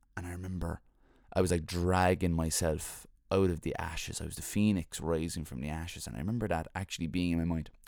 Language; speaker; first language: English; native; English